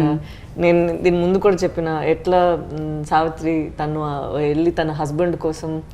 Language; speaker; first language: Telugu; non-native, fluent; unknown